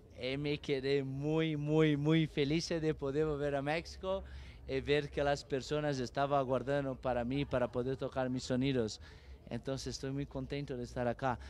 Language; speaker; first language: Spanish; non-native, learner; Portuguese